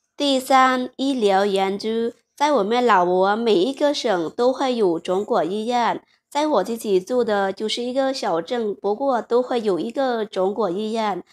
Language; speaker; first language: Chinese; non-native, fluent; Lao